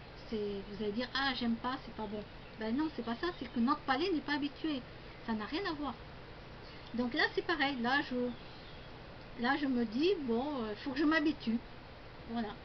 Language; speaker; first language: French; native; French